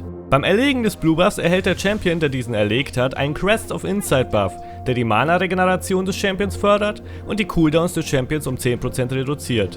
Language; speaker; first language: German; native; German